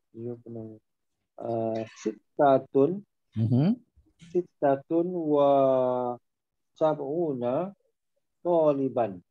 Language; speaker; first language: Arabic; non-native, learner; Malay